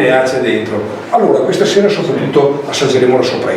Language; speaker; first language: Italian; native; Italian